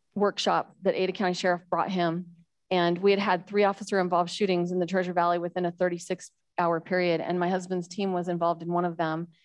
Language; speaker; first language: English; native; English